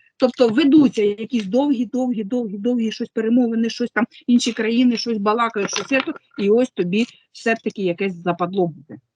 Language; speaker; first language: Ukrainian; native; Ukrainian